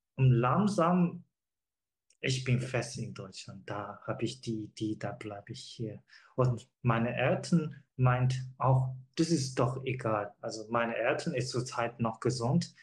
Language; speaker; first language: German; non-native, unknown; Chinese